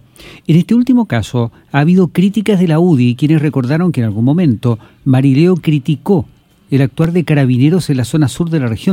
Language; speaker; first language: Spanish; native; Spanish